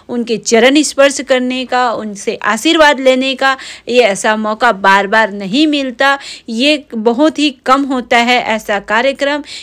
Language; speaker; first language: Hindi; native; Hindi